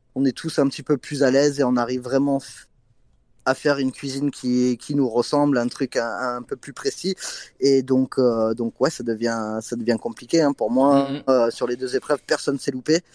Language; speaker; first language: French; non-native, fluent; English